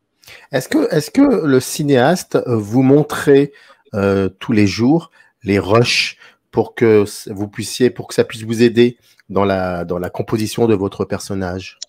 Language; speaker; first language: French; native; French